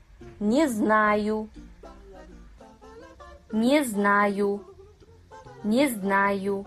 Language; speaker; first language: Russian; non-native, fluent; Kazakh